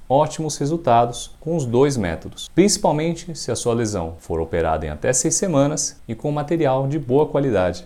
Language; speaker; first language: Portuguese; native; Portuguese